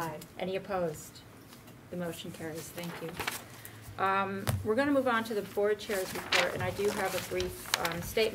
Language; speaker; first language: English; native; English